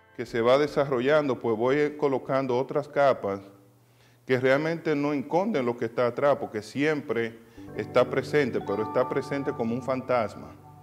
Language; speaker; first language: Spanish; native; Spanish